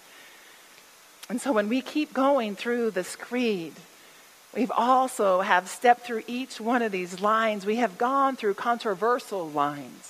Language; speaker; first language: English; native; English